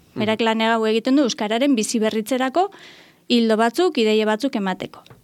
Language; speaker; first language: Basque; native; Basque